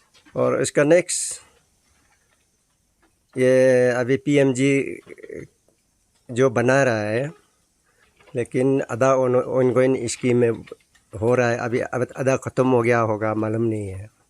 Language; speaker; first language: Hindi; non-native, local second language; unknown